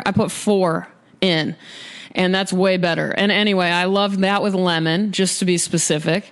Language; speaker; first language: English; native; English